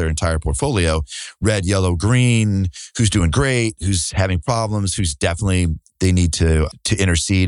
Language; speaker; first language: English; native; English